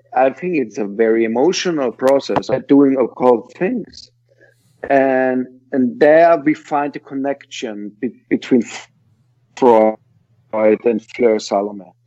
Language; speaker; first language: English; non-native, fluent; German